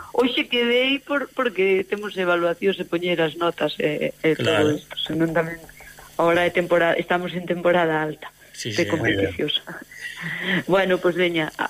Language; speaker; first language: Galician; native; Galician